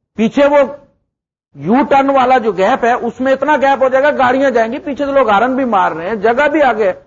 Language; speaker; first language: Urdu; non-native, local second language; Punjabi